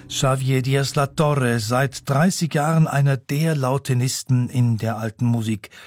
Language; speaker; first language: German; native; German